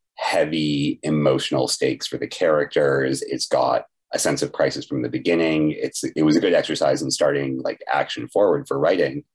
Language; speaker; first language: English; native; English